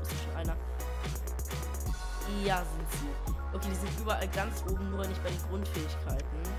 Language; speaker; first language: German; native; German